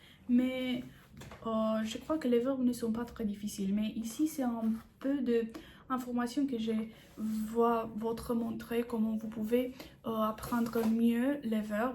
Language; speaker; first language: French; non-native, learner; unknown